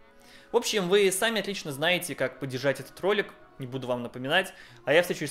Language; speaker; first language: Russian; native; Russian